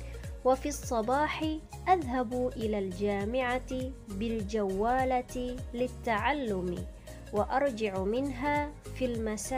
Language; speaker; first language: Arabic; non-native, learner; Indonesian